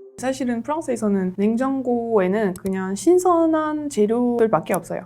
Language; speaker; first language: Korean; non-native, fluent; French